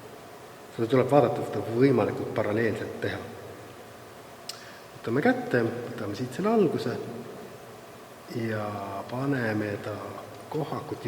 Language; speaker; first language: Estonian; native; Estonian